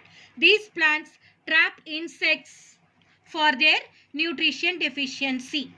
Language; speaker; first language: English; non-native, local second language; Tamil